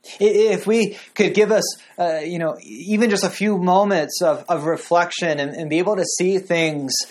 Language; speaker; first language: English; native; English